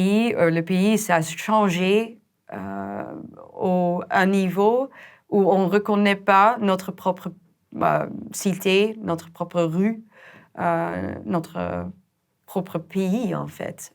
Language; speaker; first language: French; non-native, fluent; Dutch